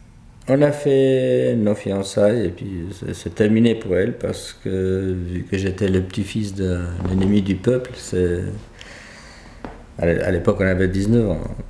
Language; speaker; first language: French; non-native, fluent; Albanian